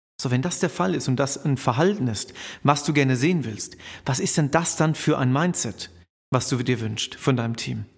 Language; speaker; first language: German; native; German